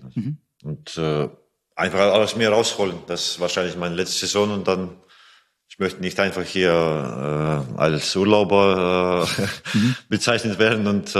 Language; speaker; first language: German; non-native, fluent; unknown